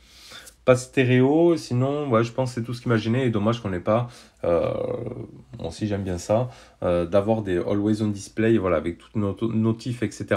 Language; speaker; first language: French; native; French